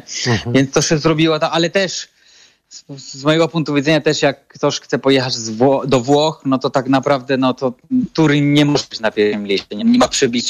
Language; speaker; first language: Polish; non-native, fluent; Italian